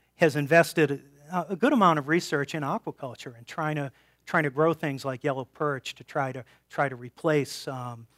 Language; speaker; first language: English; native; English